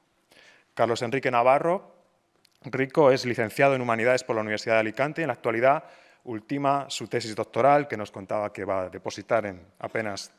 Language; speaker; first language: Spanish; native; Spanish